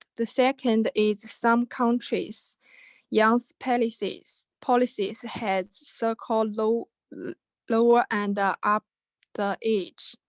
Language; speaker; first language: English; non-native, learner; Chinese